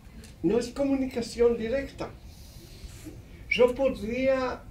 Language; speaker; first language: Spanish; non-native, fluent; Hebrew